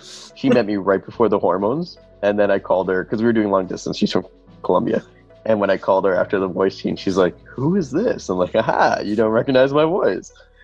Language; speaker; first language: English; native; English